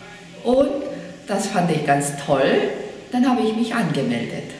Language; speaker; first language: German; non-native, fluent; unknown